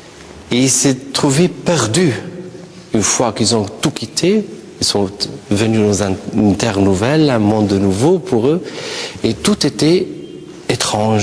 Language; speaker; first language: French; non-native, fluent; Arabic